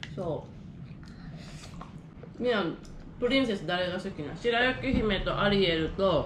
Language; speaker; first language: Japanese; native; Japanese